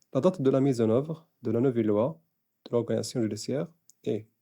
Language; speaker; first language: French; non-native, local second language; Arabic